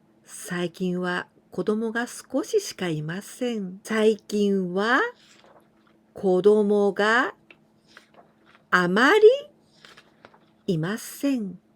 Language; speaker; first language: Japanese; non-native, fluent; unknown